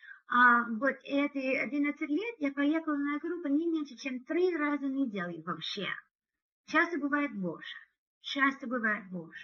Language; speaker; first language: Russian; non-native, learner; English